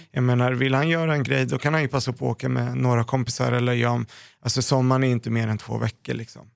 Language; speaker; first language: Swedish; early bilingual, other home language; Arabic